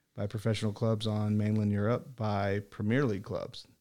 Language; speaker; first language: English; native; English